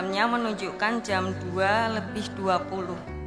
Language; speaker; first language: Indonesian; native; Indonesian